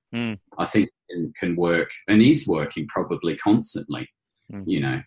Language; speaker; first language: English; native; English